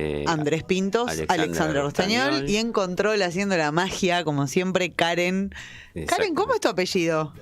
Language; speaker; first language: Spanish; native; Spanish